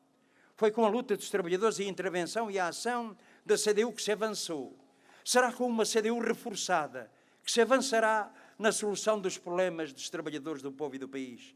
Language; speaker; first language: Portuguese; native; Portuguese